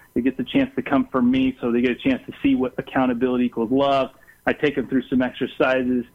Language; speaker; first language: English; non-native, fluent; Portuguese